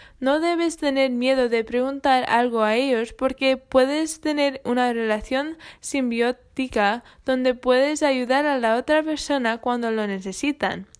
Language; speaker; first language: Spanish; non-native, fluent; English